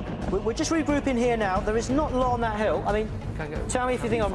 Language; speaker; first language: English; native; English